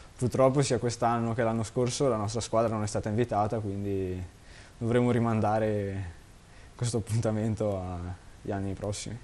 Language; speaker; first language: Italian; native; Italian